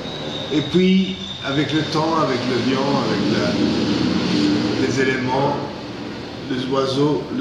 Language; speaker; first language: French; non-native, fluent; English